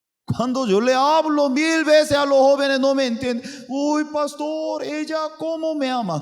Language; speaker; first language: Spanish; non-native, fluent; Korean